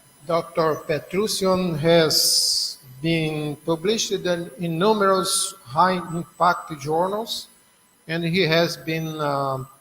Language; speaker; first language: English; non-native, learner; Portuguese